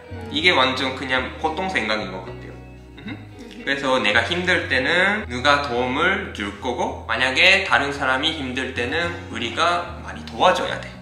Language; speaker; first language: Korean; non-native, fluent; Japanese